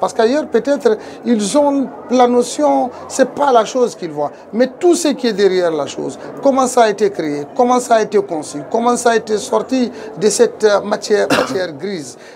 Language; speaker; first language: French; non-native, local second language; Tamasheq